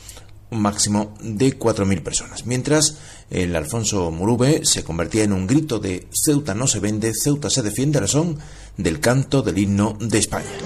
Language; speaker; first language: Spanish; native; Spanish